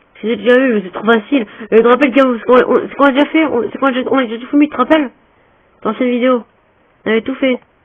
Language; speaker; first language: French; native; French